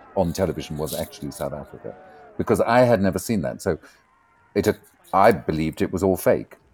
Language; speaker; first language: English; native; English